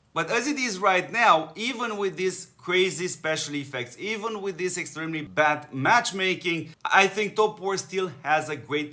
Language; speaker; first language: English; non-native, fluent; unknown